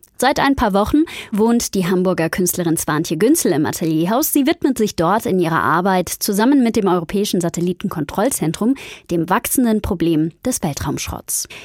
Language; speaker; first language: German; native; German